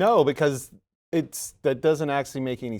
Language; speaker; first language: English; native; English